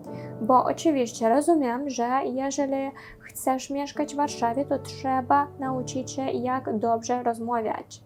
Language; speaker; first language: Polish; non-native, learner; Russian